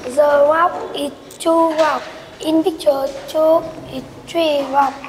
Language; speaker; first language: English; non-native, learner; Vietnamese